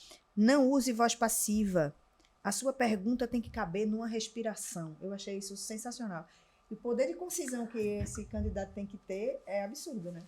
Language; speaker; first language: Portuguese; native; Portuguese